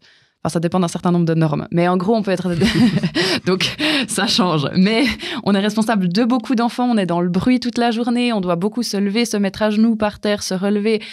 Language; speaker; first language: French; native; French